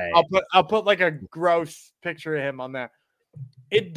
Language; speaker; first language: English; native; English